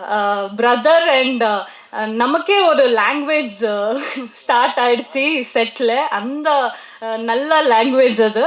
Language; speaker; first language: Tamil; non-native, local second language; Kannada